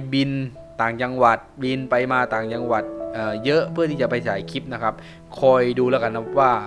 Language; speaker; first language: Thai; non-native, local second language; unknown